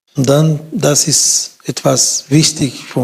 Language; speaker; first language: German; non-native, fluent; Portuguese